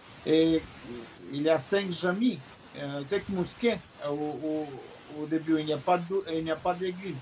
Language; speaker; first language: French; non-native, learner; Bulgarian